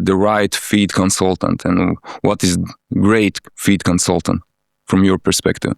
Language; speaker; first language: English; non-native, fluent; Latvian